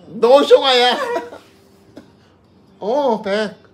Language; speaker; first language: English; non-native, learner; Korean